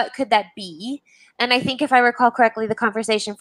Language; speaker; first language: English; native; English